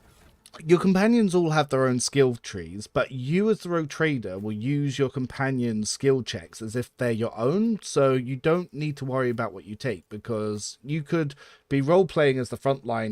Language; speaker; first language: English; native; English